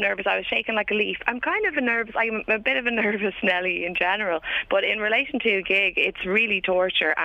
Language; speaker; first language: English; native; English